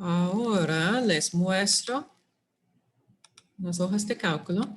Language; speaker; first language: Spanish; non-native, fluent; English